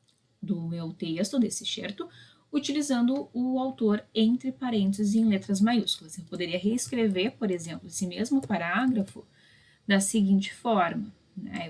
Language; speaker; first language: Portuguese; native; Portuguese